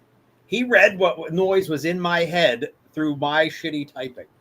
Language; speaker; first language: English; native; English